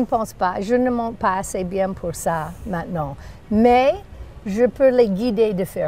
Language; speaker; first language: French; non-native, learner; English